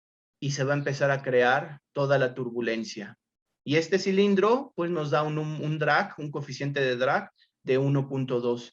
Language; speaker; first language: Spanish; native; Spanish